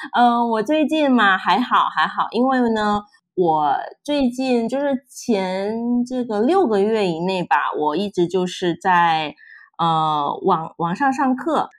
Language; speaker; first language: Chinese; non-native, fluent; Min Nan Chinese